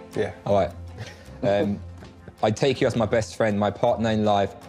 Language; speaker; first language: English; non-native, fluent; Polish